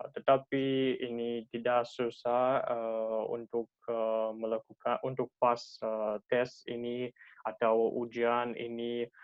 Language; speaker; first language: Indonesian; non-native, learner; Russian